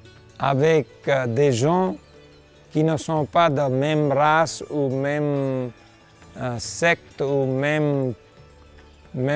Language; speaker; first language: French; non-native, fluent; Nepali